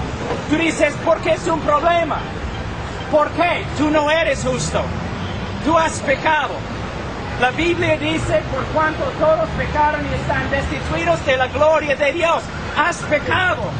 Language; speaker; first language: Spanish; non-native, fluent; English